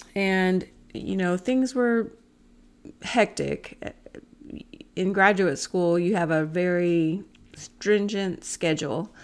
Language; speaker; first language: English; native; English